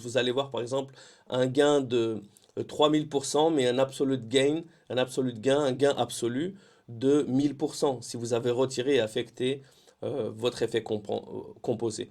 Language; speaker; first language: French; native; French